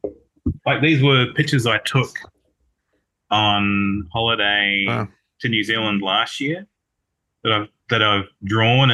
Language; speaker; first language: English; native; English